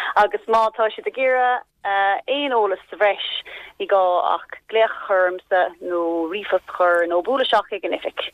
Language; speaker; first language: Irish; non-native, local second language; English